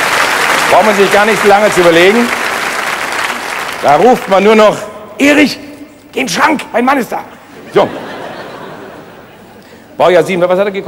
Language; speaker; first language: German; native; German